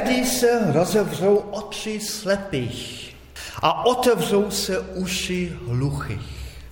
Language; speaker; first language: Czech; non-native, fluent; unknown